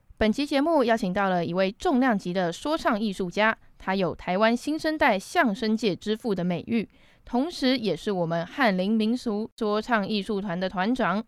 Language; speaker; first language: Chinese; native; Chinese